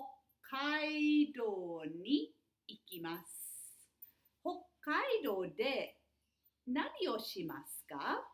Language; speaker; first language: Japanese; non-native, fluent; English